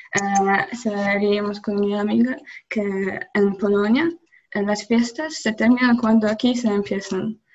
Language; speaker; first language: Spanish; non-native, learner; Polish